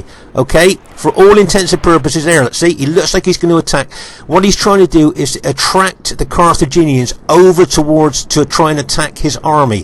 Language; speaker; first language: English; native; English